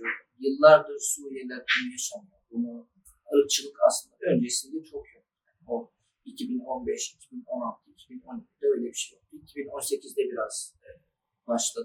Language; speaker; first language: Turkish; early bilingual, other home language; Arabic